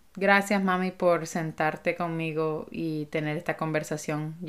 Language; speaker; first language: Spanish; early bilingual, heritage; Spanish